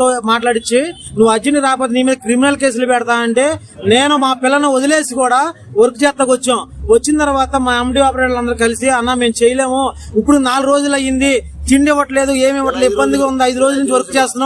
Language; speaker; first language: Telugu; native; Telugu